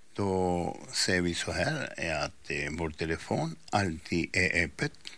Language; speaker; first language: Swedish; non-native, fluent; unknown